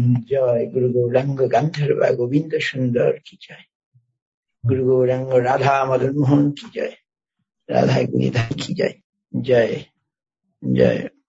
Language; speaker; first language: Bangla; native; Bangla